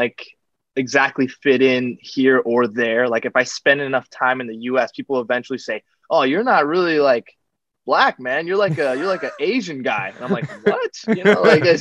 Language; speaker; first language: English; non-native, fluent; Chinese